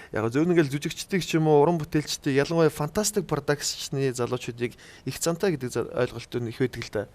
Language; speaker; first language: Mongolian; native; Mongolian